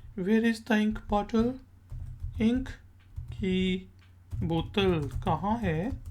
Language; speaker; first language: Urdu; native; Urdu